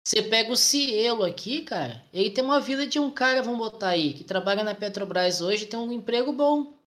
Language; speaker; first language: Portuguese; native; Portuguese